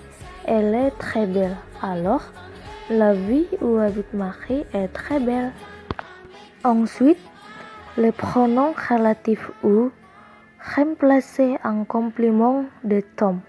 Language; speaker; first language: French; non-native, learner; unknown